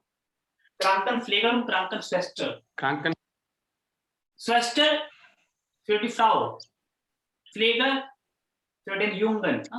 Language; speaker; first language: German; non-native, fluent; Hindi